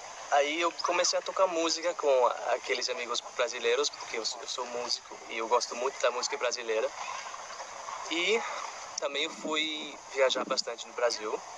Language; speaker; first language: Portuguese; non-native, fluent; English